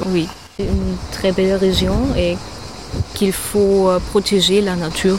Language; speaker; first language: French; non-native, fluent; German